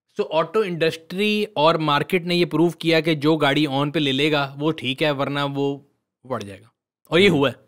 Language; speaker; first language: Urdu; native; Urdu